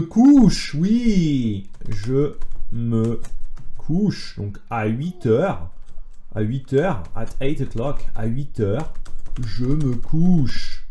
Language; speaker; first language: French; native; French